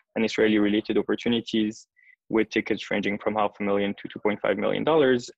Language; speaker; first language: English; non-native, fluent; French